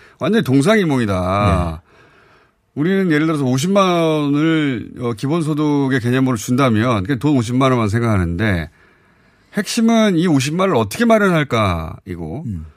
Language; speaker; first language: Korean; native; Korean